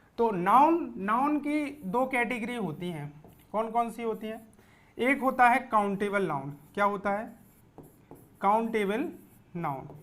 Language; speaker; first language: Hindi; native; Hindi